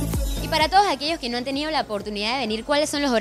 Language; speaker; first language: Spanish; native; Spanish